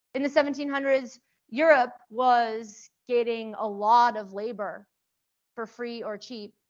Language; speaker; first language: English; early bilingual, other home language; Persian